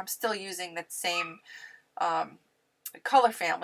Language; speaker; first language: English; native; English